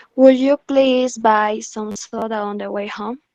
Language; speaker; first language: English; non-native, learner; Spanish